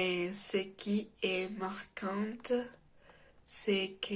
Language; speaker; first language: French; non-native, learner; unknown